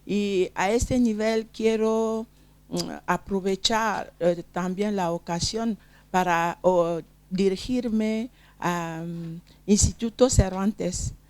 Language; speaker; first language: Spanish; non-native, fluent; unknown